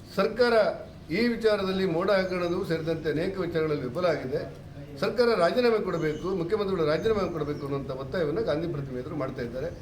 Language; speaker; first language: Kannada; native; Kannada